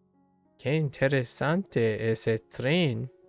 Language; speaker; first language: Spanish; non-native, learner; English